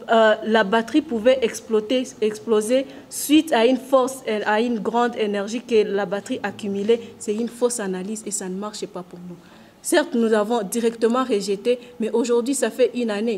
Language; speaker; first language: French; non-native, local second language; Swahili